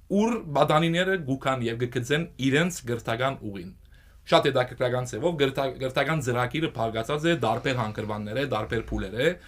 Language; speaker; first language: Armenian; native; Armenian